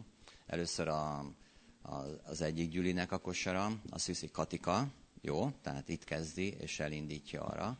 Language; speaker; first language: Hungarian; native; Hungarian